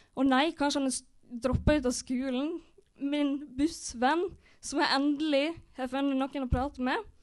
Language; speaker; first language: Norwegian; native; Norwegian